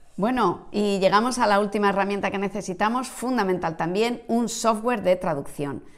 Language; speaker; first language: Spanish; native; Spanish